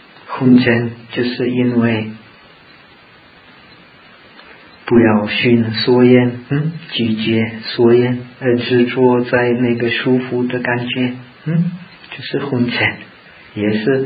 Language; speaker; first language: Chinese; non-native, fluent; Czech